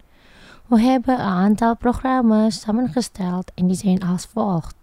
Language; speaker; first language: Dutch; non-native, fluent; Indonesian